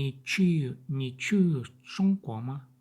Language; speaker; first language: Chinese; non-native, learner; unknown